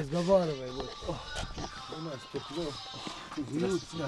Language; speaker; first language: Russian; non-native, local second language; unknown